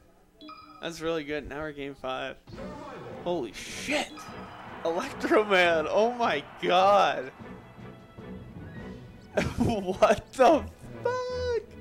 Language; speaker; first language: English; native; English